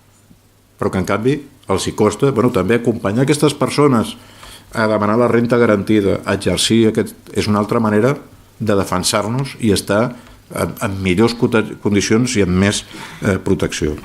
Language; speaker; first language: Catalan; native; Catalan